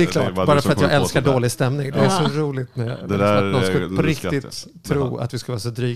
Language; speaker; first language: Swedish; native; Swedish